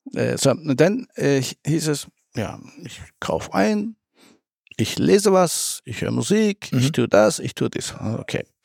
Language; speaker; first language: German; early bilingual, other home language; Turkish